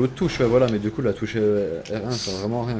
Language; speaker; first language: French; native; French